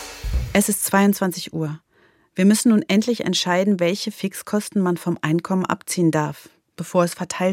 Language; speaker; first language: German; native; German